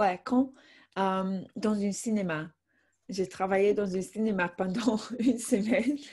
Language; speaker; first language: French; non-native, fluent; English